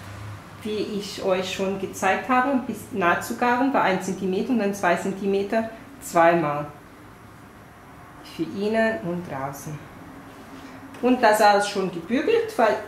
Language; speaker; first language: German; non-native, fluent; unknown